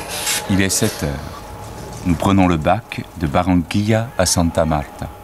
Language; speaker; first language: French; native; French